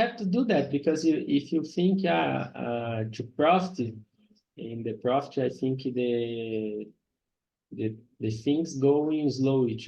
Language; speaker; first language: English; non-native, learner; Portuguese